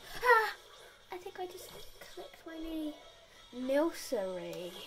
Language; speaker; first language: English; native; English